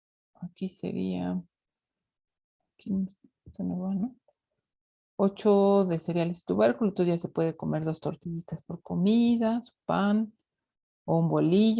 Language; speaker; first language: Spanish; native; Spanish